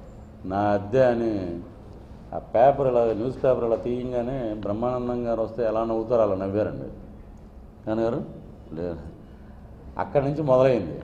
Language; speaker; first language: Telugu; native; Telugu